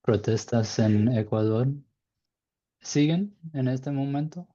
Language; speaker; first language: Spanish; non-native, learner; English